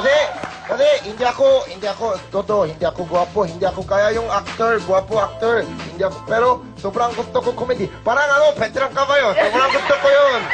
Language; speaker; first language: Filipino; non-native, learner; Korean